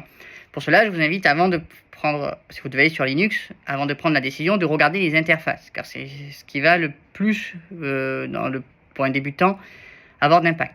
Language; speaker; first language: French; native; French